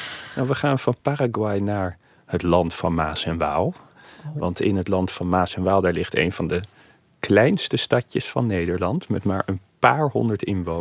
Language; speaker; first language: Dutch; native; Dutch